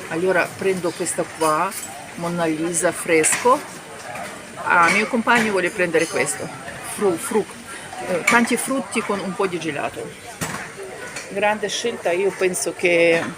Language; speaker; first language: Italian; non-native, fluent; Ukrainian